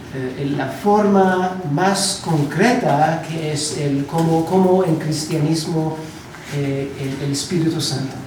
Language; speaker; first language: Spanish; non-native, learner; Hebrew